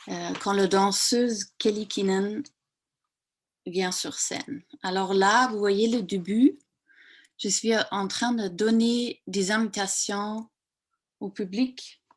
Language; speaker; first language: French; non-native, fluent; German